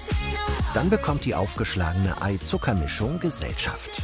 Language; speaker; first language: German; native; German